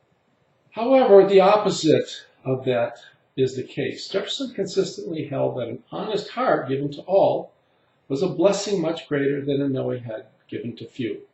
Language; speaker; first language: English; native; English